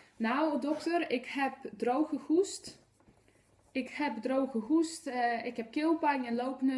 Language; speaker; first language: Dutch; non-native, fluent; Polish